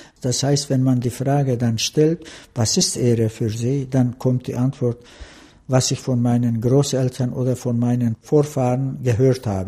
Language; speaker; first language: German; non-native, fluent; Turkish